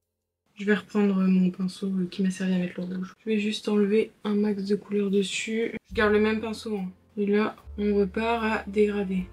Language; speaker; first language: French; native; French